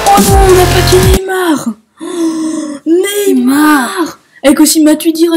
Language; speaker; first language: French; native; French